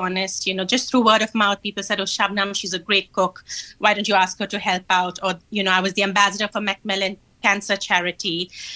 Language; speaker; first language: English; non-native, local second language; Hindi